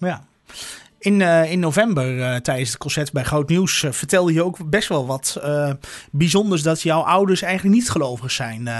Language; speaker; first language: Dutch; native; Dutch